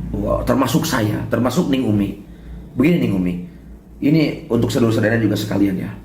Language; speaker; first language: Indonesian; non-native, local second language; Sundanese